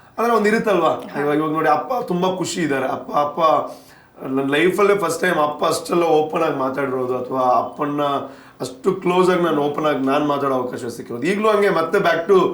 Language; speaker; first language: Kannada; non-native, local second language; Tulu